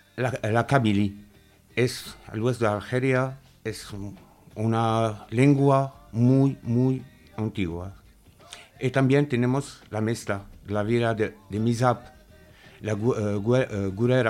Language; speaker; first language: Spanish; non-native, fluent; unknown